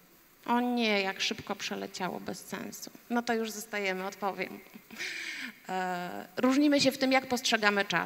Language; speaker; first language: Polish; native; Polish